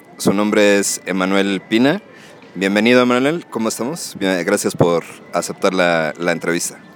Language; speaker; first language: Spanish; native; Spanish